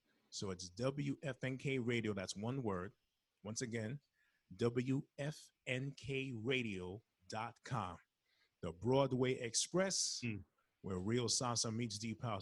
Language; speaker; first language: English; early bilingual, other home language; Spanish